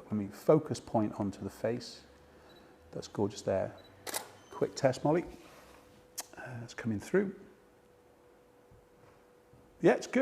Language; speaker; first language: English; native; English